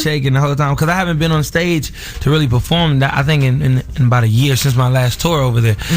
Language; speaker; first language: English; native; English